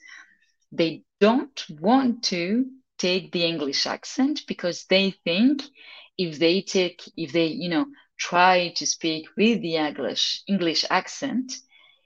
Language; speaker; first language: English; non-native, fluent; French